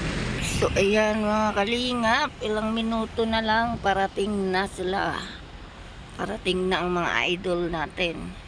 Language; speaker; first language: Filipino; non-native, local second language; Cebuano